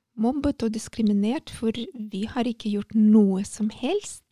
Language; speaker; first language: Norwegian; non-native, fluent; Russian